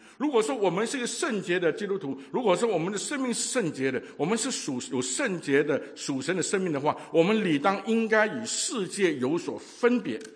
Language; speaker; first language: Chinese; non-native, local second language; Cantonese